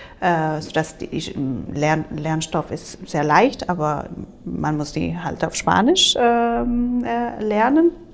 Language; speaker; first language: German; non-native, fluent; Spanish